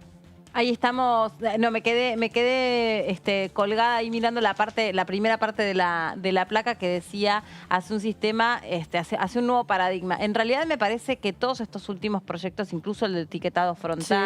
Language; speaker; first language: Spanish; native; Spanish